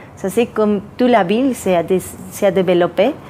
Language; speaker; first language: French; non-native, fluent; Spanish